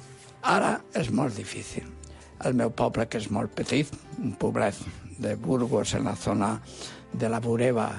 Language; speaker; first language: Catalan; non-native, local second language; Spanish